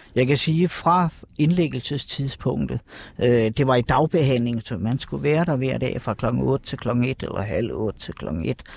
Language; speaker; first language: Danish; native; Danish